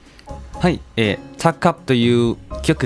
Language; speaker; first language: Japanese; non-native, learner; Thai